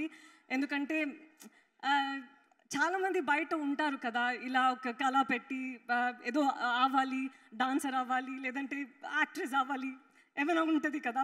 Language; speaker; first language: Telugu; non-native, learner; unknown